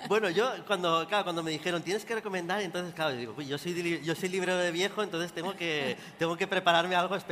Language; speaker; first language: Spanish; native; Spanish